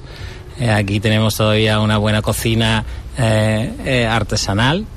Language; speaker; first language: Spanish; non-native, fluent; Dutch